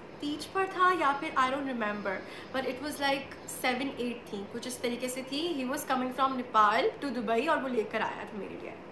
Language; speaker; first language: Urdu; native; Urdu